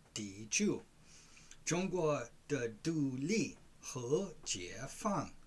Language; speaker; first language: Chinese; non-native, learner; English